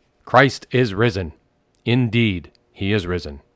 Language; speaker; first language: English; native; English